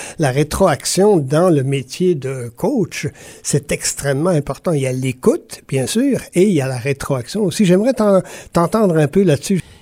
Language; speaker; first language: French; native; French